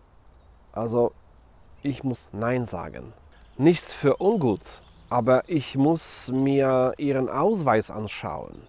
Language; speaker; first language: German; non-native, fluent; Polish